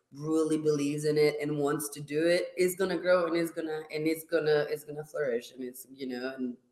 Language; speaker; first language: English; non-native, fluent; Spanish